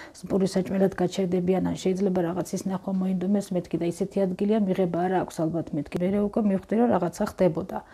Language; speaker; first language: Georgian; native; Georgian